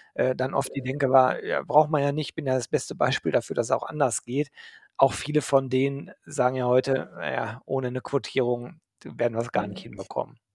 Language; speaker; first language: German; native; German